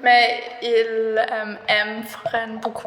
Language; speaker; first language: French; non-native, learner; German